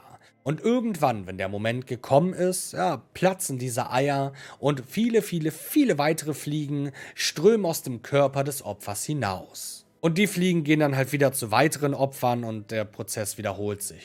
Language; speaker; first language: German; native; German